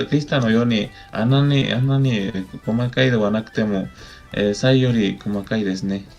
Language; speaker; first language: Japanese; non-native, learner; Spanish